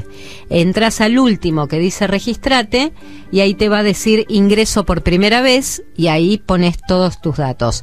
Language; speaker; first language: Spanish; native; Spanish